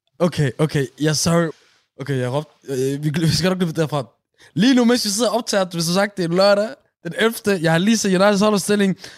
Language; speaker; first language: Danish; early bilingual, other home language; Somali